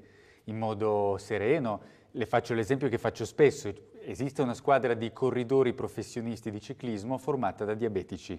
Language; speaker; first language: Italian; native; Italian